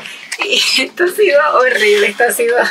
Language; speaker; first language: Spanish; native; Spanish